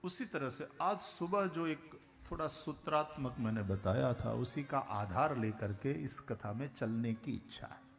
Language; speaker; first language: Hindi; non-native, local second language; Gujarati